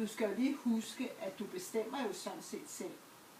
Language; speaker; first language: Danish; native; Danish